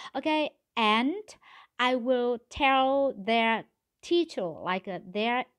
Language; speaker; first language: English; non-native, learner; Vietnamese